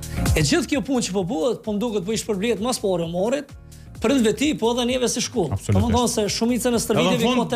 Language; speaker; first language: Albanian; native; Albanian